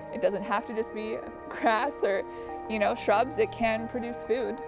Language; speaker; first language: English; native; English